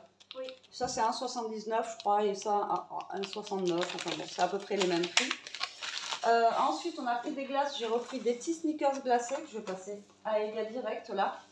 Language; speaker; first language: French; native; French